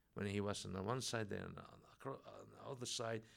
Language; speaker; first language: English; non-native, fluent; Russian